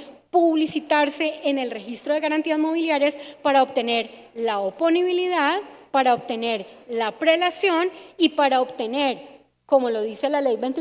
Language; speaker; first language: Spanish; native; Spanish